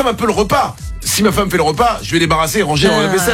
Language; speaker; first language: French; native; French